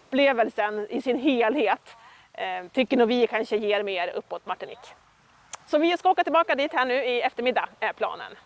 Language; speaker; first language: Swedish; native; Swedish